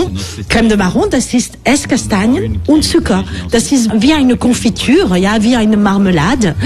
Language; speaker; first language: German; non-native, learner; French